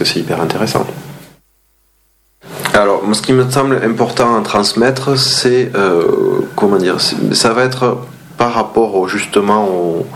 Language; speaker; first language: French; native; French